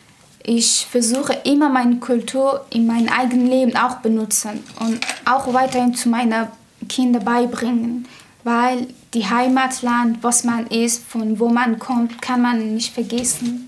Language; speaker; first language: German; non-native, learner; Persian